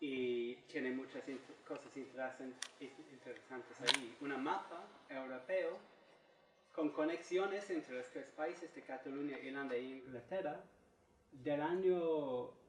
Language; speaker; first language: Spanish; non-native, learner; English